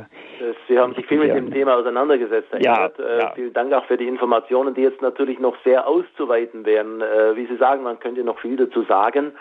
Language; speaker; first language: German; native; German